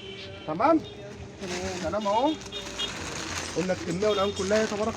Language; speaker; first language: Arabic; native; Arabic